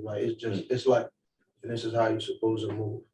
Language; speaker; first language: English; native; English